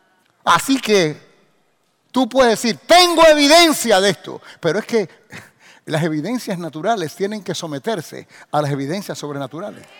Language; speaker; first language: Spanish; native; Spanish